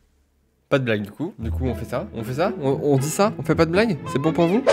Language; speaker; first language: French; native; French